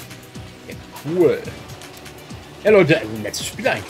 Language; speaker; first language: German; native; German